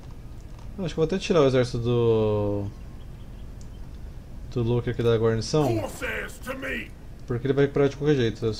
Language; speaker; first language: Portuguese; native; Portuguese